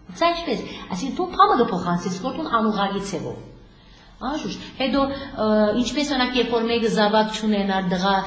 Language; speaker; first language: Armenian; early bilingual, heritage; Armenian